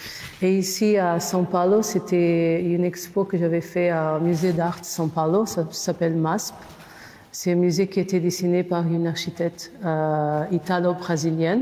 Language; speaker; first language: French; non-native, fluent; Portuguese